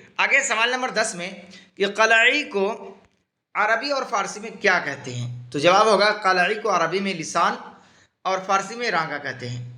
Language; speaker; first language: Urdu; native; Urdu